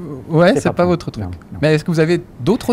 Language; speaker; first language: French; native; French